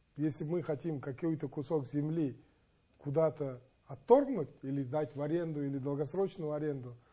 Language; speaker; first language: Russian; non-native, local second language; Kazakh